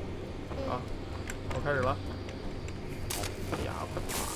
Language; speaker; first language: Chinese; native; Chinese